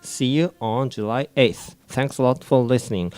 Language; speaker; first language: English; non-native, fluent; Japanese